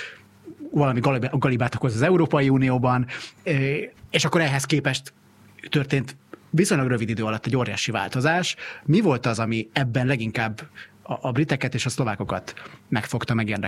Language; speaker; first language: Hungarian; native; Hungarian